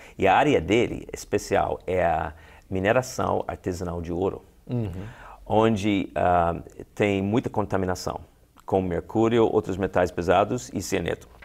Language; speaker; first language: Portuguese; non-native, fluent; English